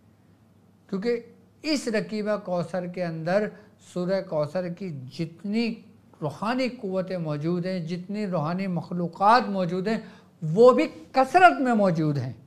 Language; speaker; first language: Urdu; native; Urdu